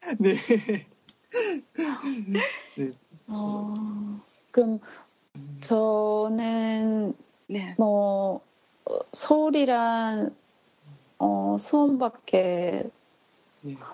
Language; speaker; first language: Korean; non-native, learner; Japanese